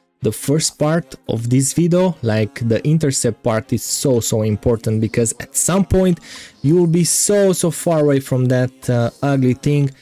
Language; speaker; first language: English; non-native, fluent; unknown